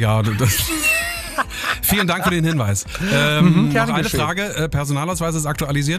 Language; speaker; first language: German; native; German